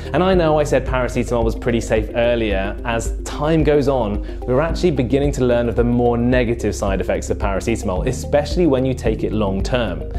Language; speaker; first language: English; native; English